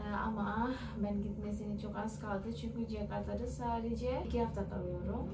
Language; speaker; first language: Turkish; non-native, learner; Indonesian